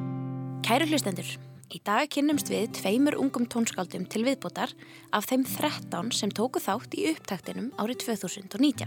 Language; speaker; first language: Icelandic; native; Icelandic